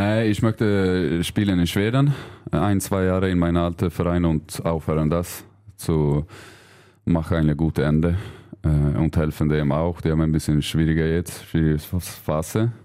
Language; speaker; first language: German; non-native, learner; Swedish